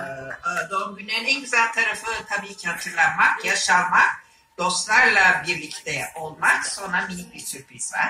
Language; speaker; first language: Turkish; native; Turkish